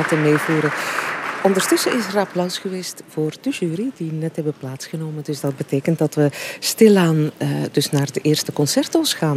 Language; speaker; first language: Dutch; native; Dutch